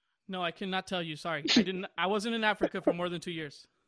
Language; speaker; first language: English; early bilingual, other home language; Spanish